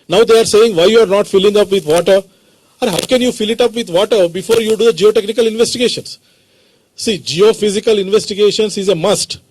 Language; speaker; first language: English; non-native, local second language; Telugu